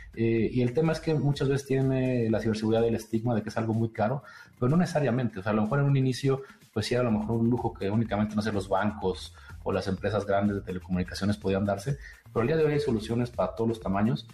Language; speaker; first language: Spanish; native; Spanish